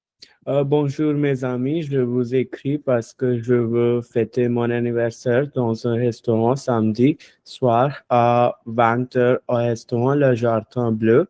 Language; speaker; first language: French; non-native, learner; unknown